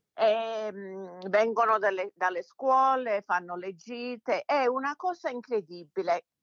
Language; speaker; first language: Italian; early bilingual, heritage; Italian